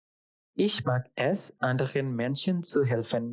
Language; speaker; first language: German; non-native, fluent; Bangla